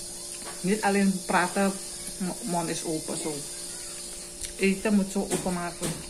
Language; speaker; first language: Dutch; non-native, local second language; Javanese